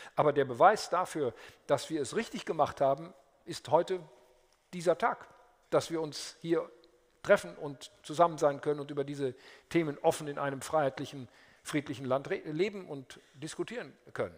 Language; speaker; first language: German; native; German